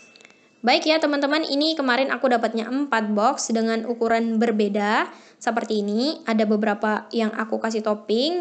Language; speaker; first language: Indonesian; native; Indonesian